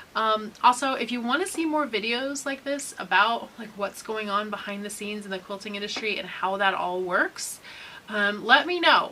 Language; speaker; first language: English; native; English